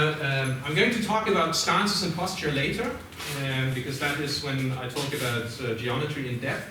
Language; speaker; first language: English; non-native, fluent; German